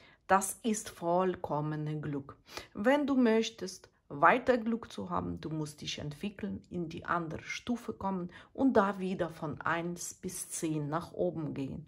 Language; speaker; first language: German; non-native, fluent; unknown